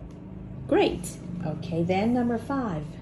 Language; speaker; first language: English; non-native, fluent; Thai